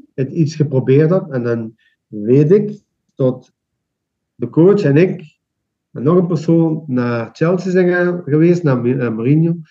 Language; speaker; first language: Dutch; native; Dutch